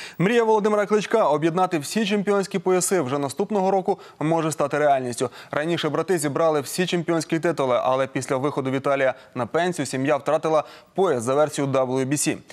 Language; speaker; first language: Ukrainian; native; Ukrainian